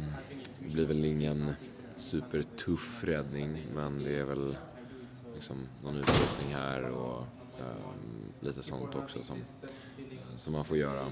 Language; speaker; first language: Swedish; native; Swedish